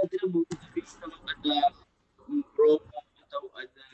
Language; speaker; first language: Indonesian; non-native, fluent; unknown